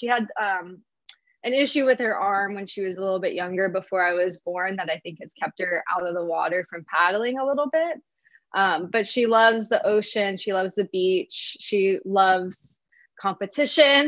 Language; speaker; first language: English; native; English